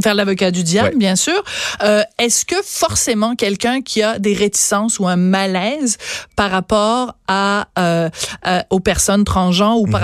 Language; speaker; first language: French; native; French